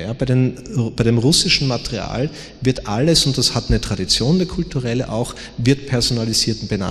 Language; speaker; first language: German; native; German